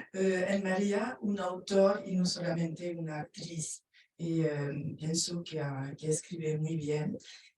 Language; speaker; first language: Spanish; non-native, fluent; French